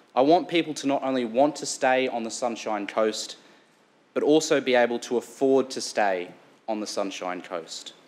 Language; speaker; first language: English; native; English